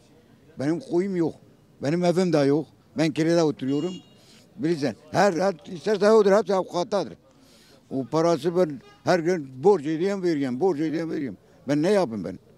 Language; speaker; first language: Turkish; non-native, local second language; Kurdish